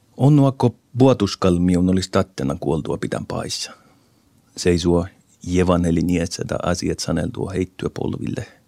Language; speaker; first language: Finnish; native; Finnish